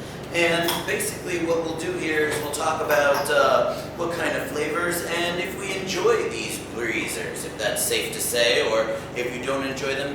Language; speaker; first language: English; native; English